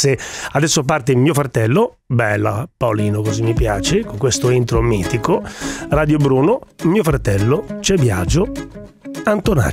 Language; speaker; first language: Italian; native; Italian